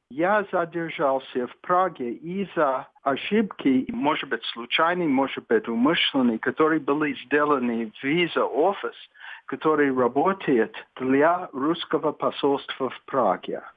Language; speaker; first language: Russian; non-native, fluent; English